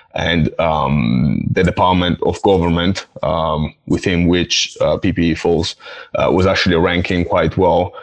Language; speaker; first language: English; non-native, fluent; Italian